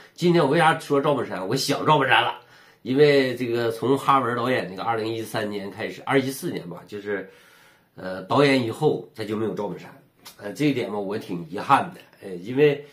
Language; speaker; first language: Chinese; native; Chinese